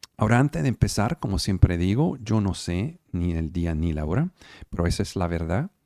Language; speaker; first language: Spanish; non-native, fluent; Italian